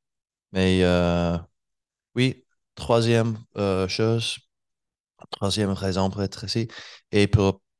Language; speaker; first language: French; non-native, learner; English